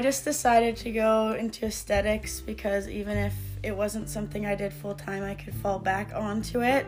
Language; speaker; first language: English; native; English